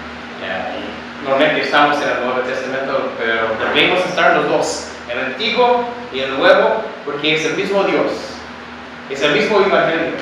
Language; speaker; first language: Spanish; non-native, fluent; English